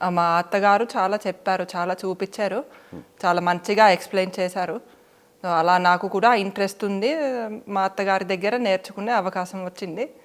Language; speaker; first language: Telugu; non-native, fluent; Finnish